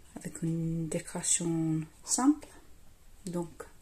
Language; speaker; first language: French; non-native, learner; English